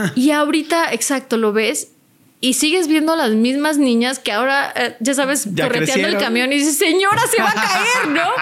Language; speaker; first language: Spanish; native; Spanish